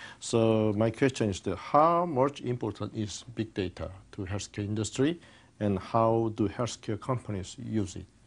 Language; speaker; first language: English; non-native, fluent; Korean